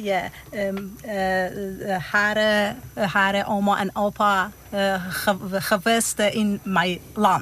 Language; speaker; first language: Dutch; non-native, learner; Persian